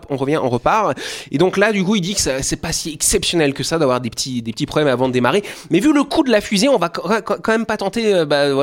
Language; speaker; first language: French; native; French